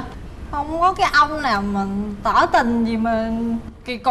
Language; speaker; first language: Vietnamese; native; Vietnamese